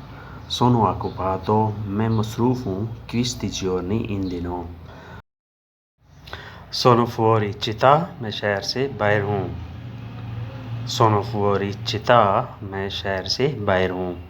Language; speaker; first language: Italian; non-native, learner; Urdu